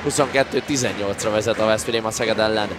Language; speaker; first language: Hungarian; native; Hungarian